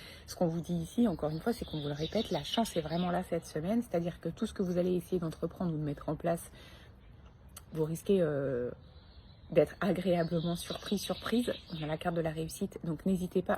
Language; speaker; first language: French; native; French